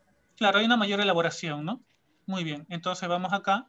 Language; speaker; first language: Spanish; native; Spanish